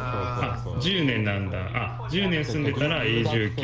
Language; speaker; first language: Japanese; native; Japanese